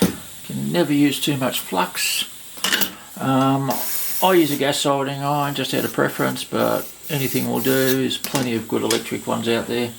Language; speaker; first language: English; native; English